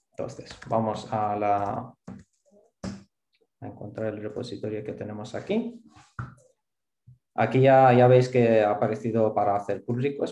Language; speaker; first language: Spanish; non-native, fluent; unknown